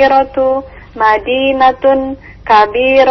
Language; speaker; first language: Arabic; non-native, learner; Indonesian